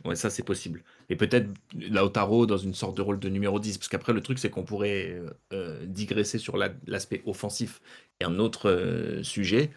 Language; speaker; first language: French; native; French